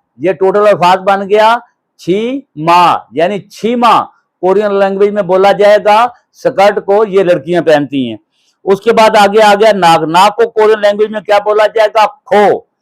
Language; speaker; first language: Urdu; native; Urdu